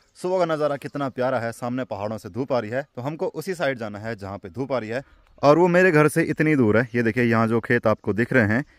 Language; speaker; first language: Hindi; non-native, local second language; Garhwali